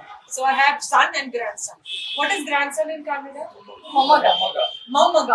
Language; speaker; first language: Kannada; non-native, local second language; Hindi